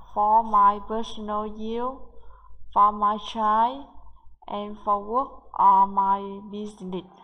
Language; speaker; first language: English; non-native, learner; Vietnamese